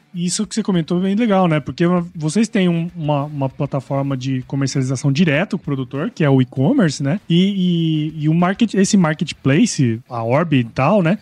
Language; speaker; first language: Portuguese; native; Portuguese